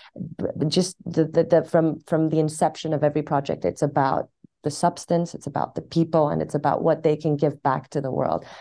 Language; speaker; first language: English; non-native, fluent; Persian